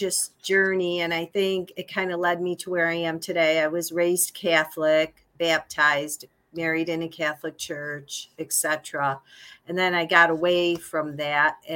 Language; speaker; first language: English; native; English